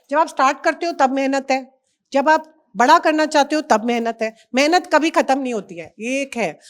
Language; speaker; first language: Hindi; native; Hindi